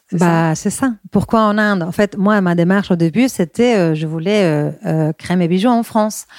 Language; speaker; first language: French; non-native, fluent; Spanish